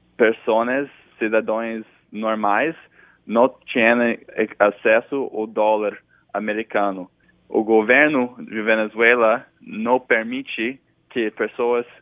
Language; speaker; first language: Spanish; non-native, learner; Portuguese